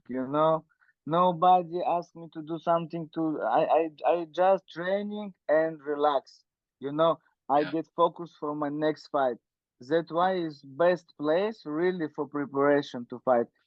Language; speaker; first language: English; non-native, learner; Russian